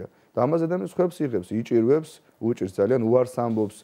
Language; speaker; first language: Georgian; native; Georgian